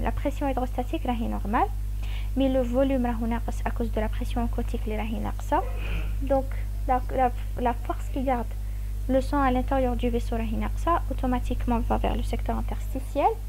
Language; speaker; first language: French; non-native, local second language; Arabic